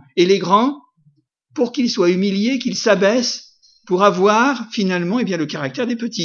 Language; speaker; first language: French; native; French